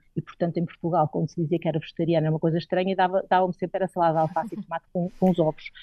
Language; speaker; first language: Portuguese; native; Portuguese